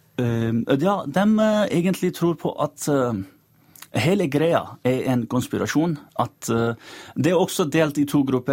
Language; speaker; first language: Norwegian; non-native, fluent; Urdu